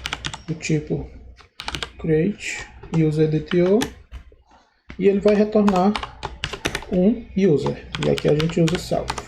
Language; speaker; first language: Portuguese; native; Portuguese